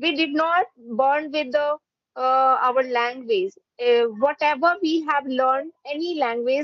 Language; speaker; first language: English; non-native, fluent; Hindi